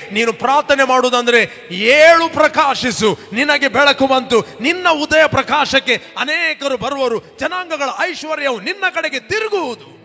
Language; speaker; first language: Kannada; non-native, local second language; Konkani